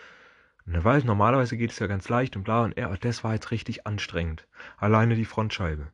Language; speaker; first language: German; native; German